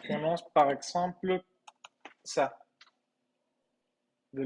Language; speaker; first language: French; non-native, fluent; Spanish